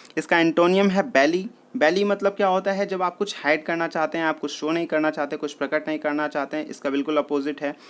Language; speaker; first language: Hindi; native; Hindi